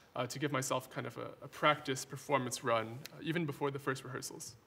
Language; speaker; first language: English; native; English